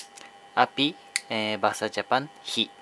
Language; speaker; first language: Indonesian; non-native, learner; Japanese